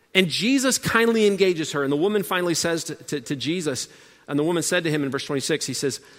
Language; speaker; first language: English; native; English